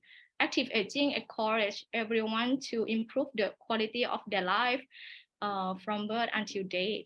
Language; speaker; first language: English; non-native, learner; Thai